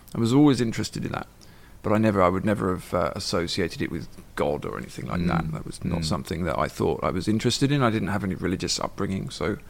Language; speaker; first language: English; native; English